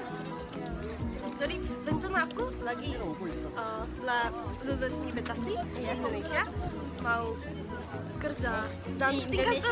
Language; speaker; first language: Indonesian; non-native, learner; Korean